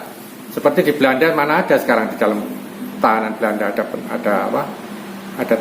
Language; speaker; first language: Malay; non-native, local second language; Javanese